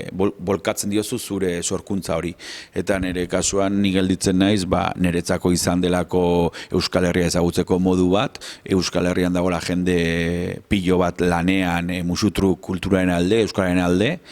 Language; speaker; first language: Basque; native; Basque